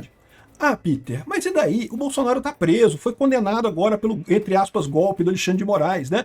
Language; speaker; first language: Portuguese; native; Portuguese